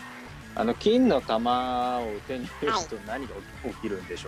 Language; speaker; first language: Japanese; native; Japanese